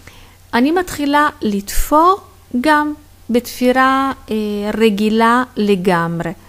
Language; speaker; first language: Hebrew; non-native, fluent; Italian